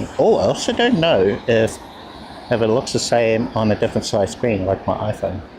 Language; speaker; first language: English; native; English